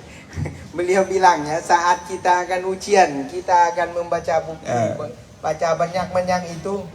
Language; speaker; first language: Indonesian; non-native, learner; Thai